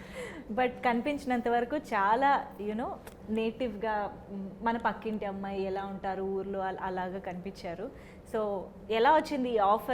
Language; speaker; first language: Telugu; native; Telugu